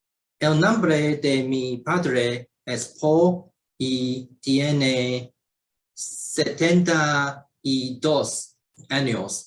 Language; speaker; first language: Spanish; non-native, learner; Chinese